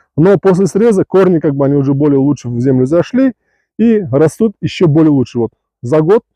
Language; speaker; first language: Russian; non-native, local second language; Uzbek